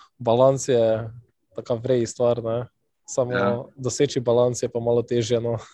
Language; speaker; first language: Slovenian; non-native, local second language; Albanian